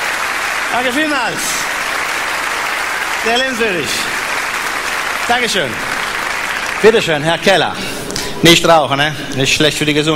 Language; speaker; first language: German; non-native, fluent; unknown